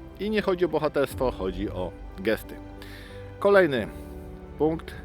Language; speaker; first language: Polish; native; Polish